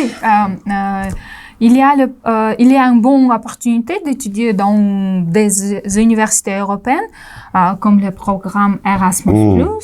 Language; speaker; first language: French; non-native, fluent; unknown